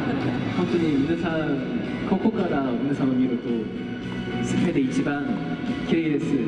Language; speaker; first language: Japanese; non-native, fluent; Korean